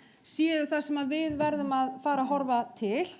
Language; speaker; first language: Icelandic; native; Icelandic